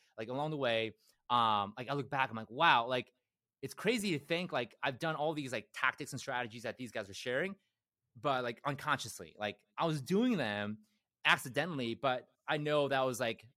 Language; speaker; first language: English; early bilingual, other home language; Korean